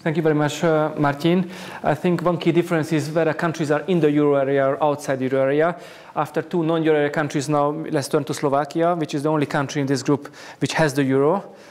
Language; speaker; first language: English; non-native, fluent; Hungarian